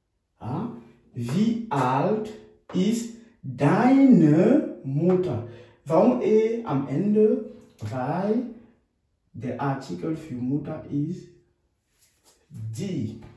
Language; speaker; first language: German; non-native, fluent; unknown